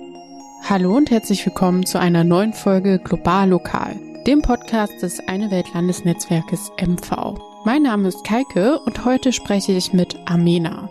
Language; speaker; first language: German; native; German